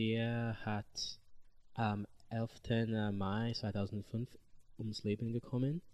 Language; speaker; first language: German; non-native, learner; English